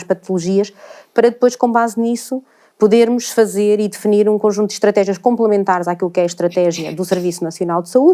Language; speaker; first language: Portuguese; native; Portuguese